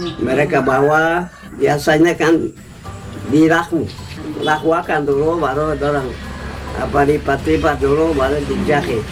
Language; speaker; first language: Indonesian; native; Indonesian